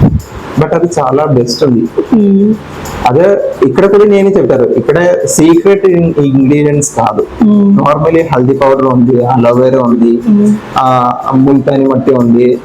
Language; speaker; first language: Telugu; non-native, learner; Malayalam